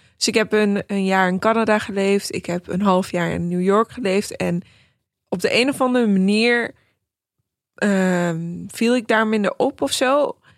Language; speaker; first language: Dutch; early bilingual, other home language; Persian